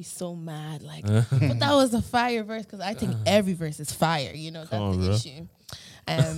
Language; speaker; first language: English; native; English